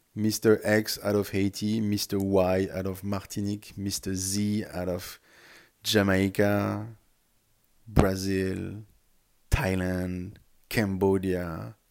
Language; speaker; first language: English; non-native, fluent; French